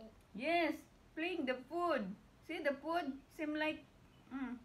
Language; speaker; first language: English; non-native, learner; Filipino